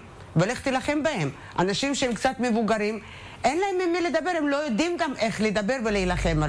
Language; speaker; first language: Hebrew; native; Hebrew